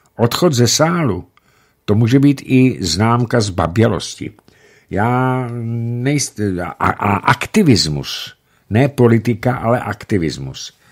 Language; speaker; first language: Czech; native; Czech